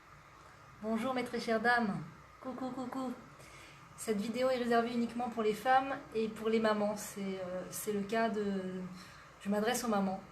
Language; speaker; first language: French; native; French